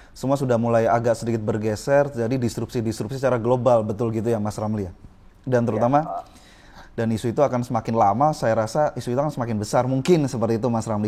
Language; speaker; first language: Indonesian; native; Indonesian